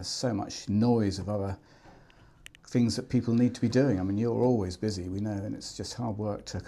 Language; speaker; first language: English; native; English